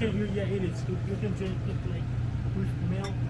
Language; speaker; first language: English; non-native, learner; Haitian Creole